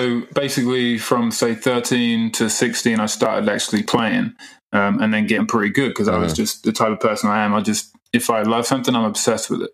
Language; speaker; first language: English; native; English